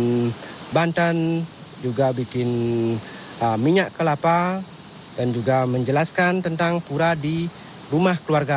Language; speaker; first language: Indonesian; non-native, local second language; Balinese